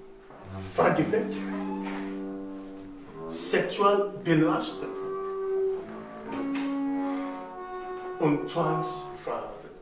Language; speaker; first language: German; non-native, fluent; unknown